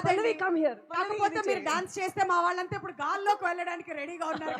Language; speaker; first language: Telugu; native; Telugu